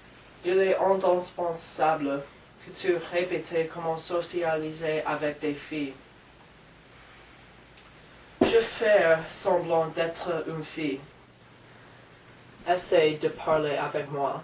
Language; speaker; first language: French; non-native, learner; English